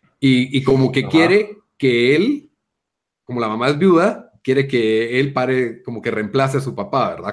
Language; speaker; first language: Spanish; native; Spanish